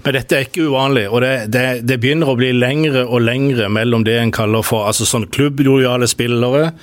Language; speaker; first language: Norwegian; native; Norwegian